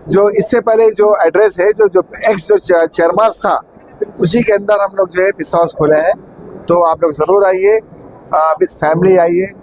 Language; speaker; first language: Hindi; non-native, local second language; Urdu